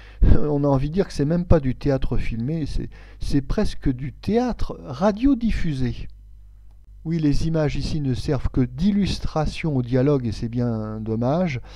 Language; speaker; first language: French; native; French